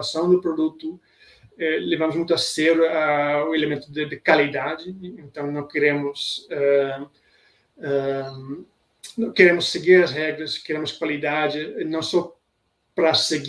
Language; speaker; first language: Portuguese; non-native, fluent; Dutch